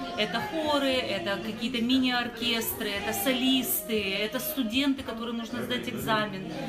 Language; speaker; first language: Russian; native; Russian